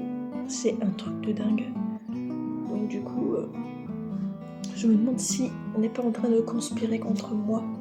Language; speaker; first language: French; native; French